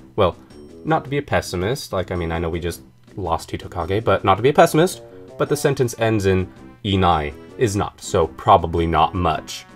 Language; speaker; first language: English; native; English